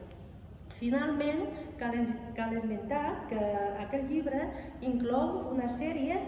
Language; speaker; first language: Catalan; non-native, fluent; Chinese